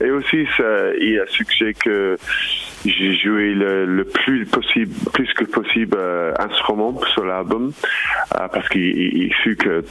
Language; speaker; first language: French; non-native, fluent; English